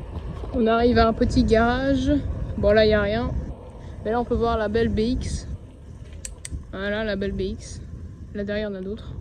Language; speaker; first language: French; native; French